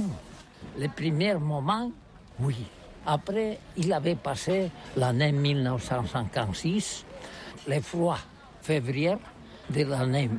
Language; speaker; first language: French; non-native, learner; Catalan